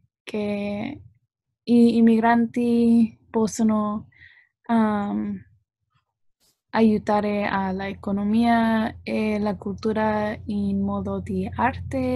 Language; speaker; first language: Italian; non-native, learner; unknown